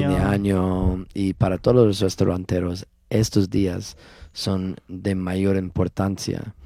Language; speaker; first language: Spanish; non-native, learner; English